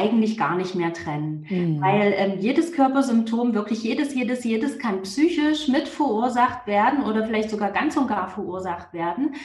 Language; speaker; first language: German; native; German